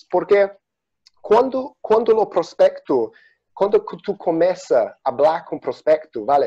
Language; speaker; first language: Spanish; non-native, learner; Portuguese